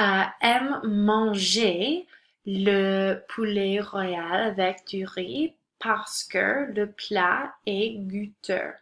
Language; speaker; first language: French; non-native, local second language; English